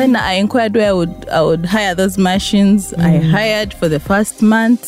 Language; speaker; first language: English; non-native, local second language; Ganda